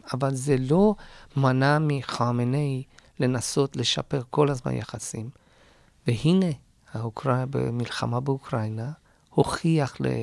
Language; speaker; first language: Hebrew; non-native, fluent; Persian